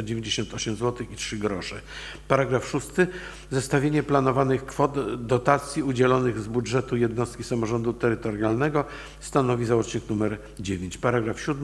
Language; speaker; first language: Polish; native; Polish